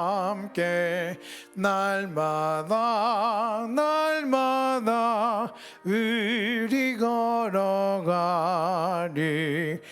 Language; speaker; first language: Korean; native; Korean